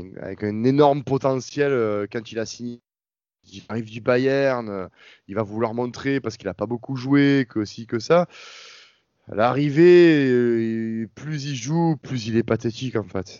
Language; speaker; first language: French; native; French